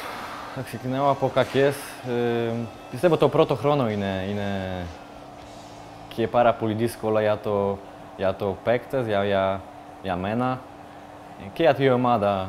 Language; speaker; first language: Greek; non-native, learner; Polish